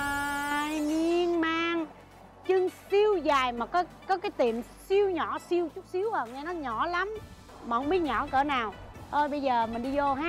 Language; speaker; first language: Vietnamese; native; Vietnamese